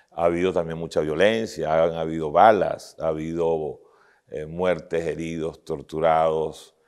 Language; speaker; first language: Spanish; native; Spanish